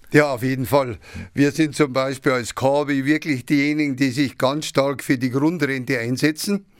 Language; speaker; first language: German; native; German